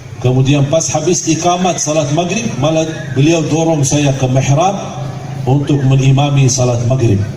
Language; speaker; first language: Malay; non-native, fluent; Arabic